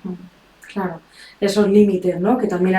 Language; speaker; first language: Spanish; native; Spanish